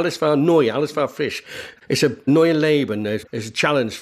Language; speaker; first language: German; non-native, learner; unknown